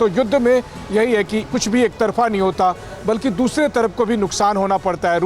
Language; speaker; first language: Hindi; native; Hindi